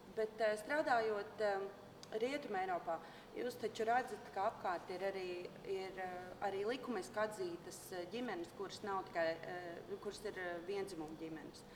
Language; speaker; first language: Latvian; native; Latvian